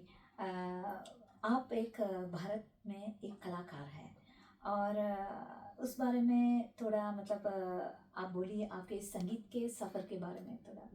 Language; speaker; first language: Hindi; non-native, fluent; Sinhala